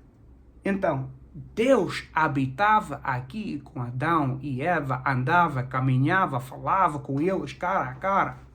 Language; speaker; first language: Portuguese; non-native, fluent; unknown